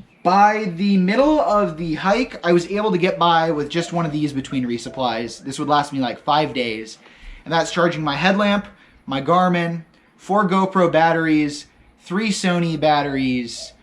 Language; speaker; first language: English; native; English